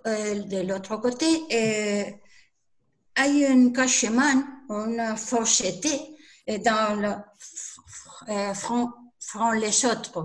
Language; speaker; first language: French; non-native, learner; Spanish